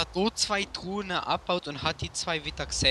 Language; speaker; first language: German; native; German